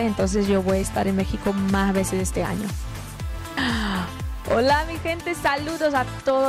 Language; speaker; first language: Spanish; non-native, fluent; Portuguese